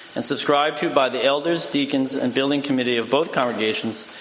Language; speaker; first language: English; native; English